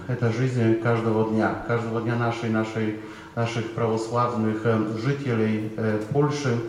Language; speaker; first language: Russian; non-native, fluent; Polish